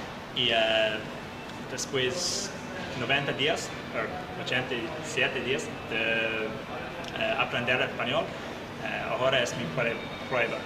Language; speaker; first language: Spanish; non-native, learner; English